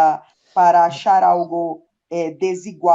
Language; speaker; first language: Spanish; non-native, learner; Portuguese